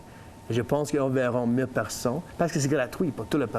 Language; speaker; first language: French; non-native, learner; English